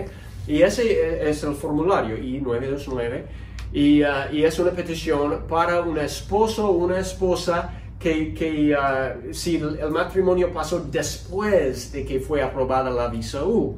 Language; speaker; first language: Spanish; non-native, fluent; English